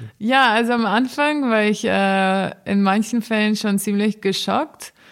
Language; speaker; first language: German; non-native, fluent; Portuguese